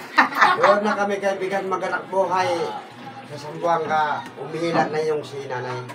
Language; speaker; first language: Filipino; non-native, local second language; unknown